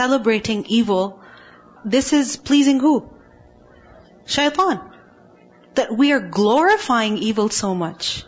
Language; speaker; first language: English; non-native, local second language; Urdu